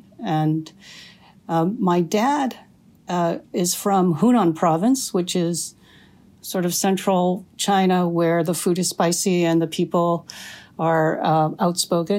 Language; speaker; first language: English; native; English